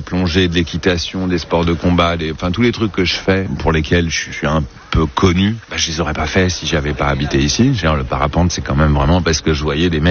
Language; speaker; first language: French; native; French